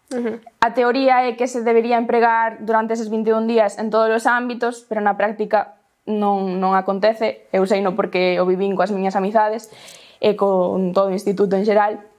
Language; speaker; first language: Galician; non-native, local second language; Spanish